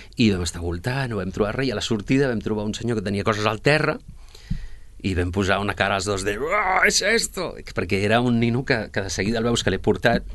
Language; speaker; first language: Catalan; early bilingual, other home language; Spanish